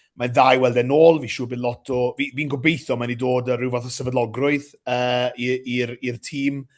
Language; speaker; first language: Welsh; native; Welsh